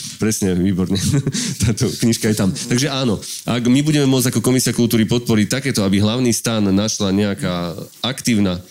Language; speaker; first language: Slovak; native; Slovak